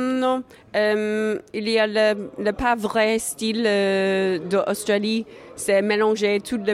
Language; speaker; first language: French; non-native, learner; English